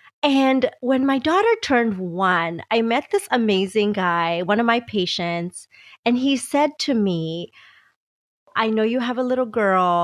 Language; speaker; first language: English; native; English